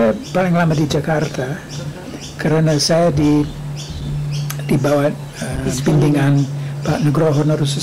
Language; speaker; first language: Indonesian; non-native, fluent; English